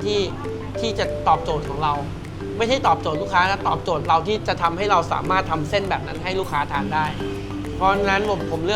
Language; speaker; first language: Thai; native; Thai